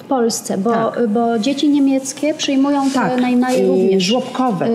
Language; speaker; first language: Polish; native; Polish